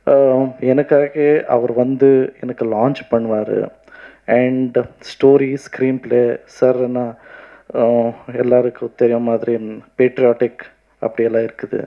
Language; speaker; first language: Tamil; non-native, learner; Kannada